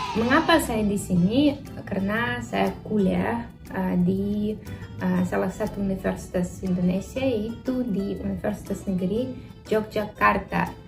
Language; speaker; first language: Indonesian; non-native, fluent; Russian